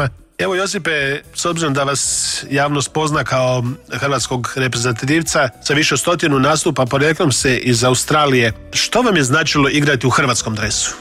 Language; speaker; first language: Croatian; native; Croatian